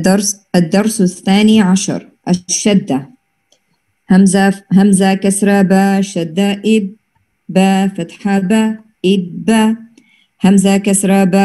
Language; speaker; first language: Arabic; non-native, learner; Urdu